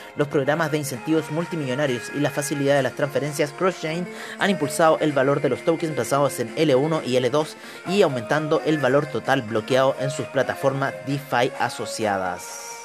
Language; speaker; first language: Spanish; native; Spanish